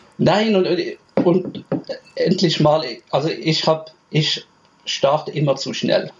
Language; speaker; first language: German; non-native, fluent; Norwegian